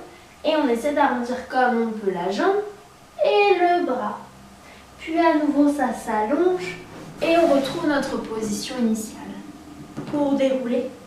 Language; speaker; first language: French; native; French